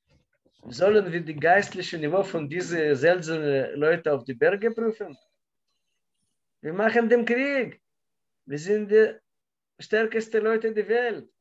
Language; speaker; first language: German; non-native, learner; Russian